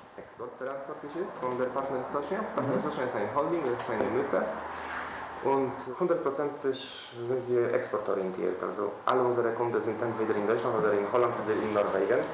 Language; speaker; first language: German; non-native, fluent; Polish